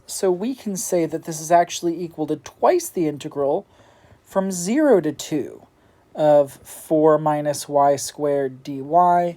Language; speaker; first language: English; native; English